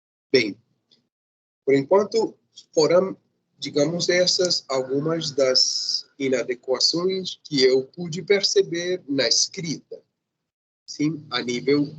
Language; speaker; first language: Portuguese; non-native, fluent; Spanish